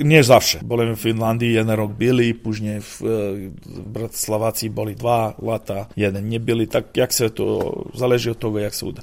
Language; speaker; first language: Polish; non-native, learner; Serbian